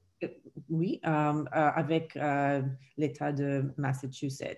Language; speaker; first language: French; non-native, fluent; English